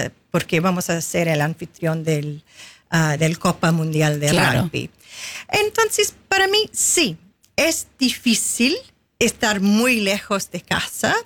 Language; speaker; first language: Spanish; non-native, fluent; English